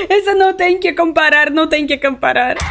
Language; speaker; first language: Portuguese; non-native, learner; Russian